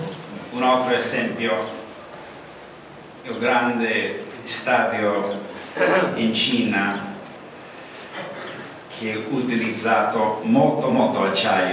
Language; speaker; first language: Italian; non-native, learner; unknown